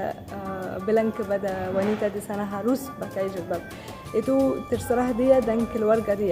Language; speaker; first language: Indonesian; non-native, fluent; Arabic